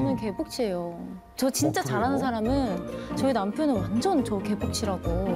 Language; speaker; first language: Korean; native; Korean